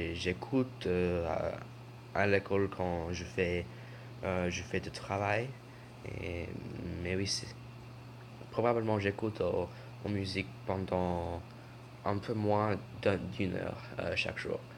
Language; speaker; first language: French; non-native, learner; English